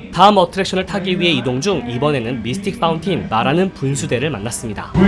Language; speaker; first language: Korean; native; Korean